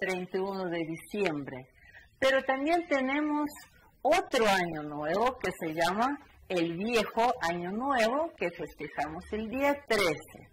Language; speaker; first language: Spanish; non-native, fluent; Russian